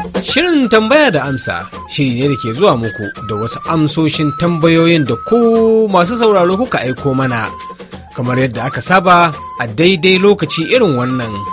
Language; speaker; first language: Hausa; native; Hausa